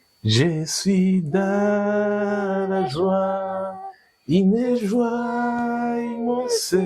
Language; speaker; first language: French; non-native, fluent; Kinyarwanda